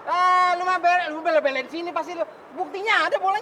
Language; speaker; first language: Indonesian; native; Indonesian